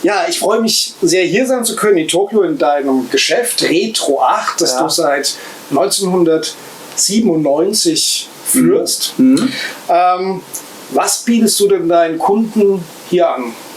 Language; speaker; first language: German; native; German